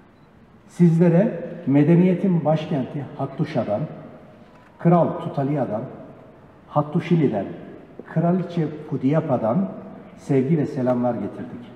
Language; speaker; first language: Turkish; native; Turkish